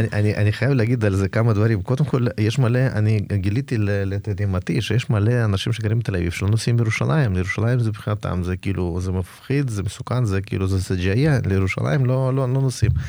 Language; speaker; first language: Hebrew; non-native, fluent; Russian